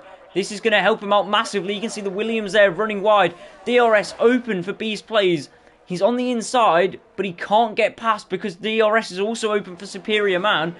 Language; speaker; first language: English; native; English